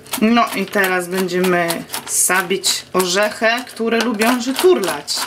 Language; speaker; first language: Polish; non-native, learner; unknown